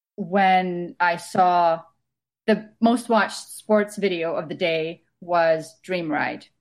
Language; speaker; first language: English; non-native, fluent; Estonian